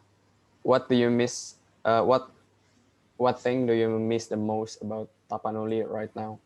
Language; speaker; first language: English; non-native, local second language; Indonesian